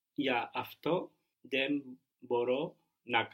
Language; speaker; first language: Greek; non-native, learner; English